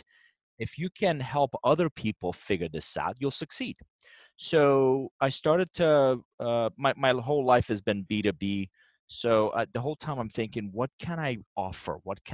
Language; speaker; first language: English; non-native, fluent; Persian